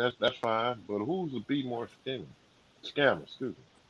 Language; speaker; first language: English; native; English